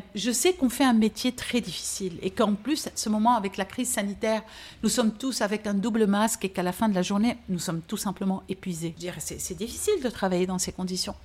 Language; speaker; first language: French; native; French